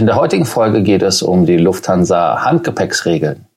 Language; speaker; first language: German; native; German